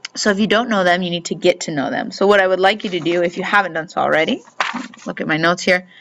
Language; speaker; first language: English; native; English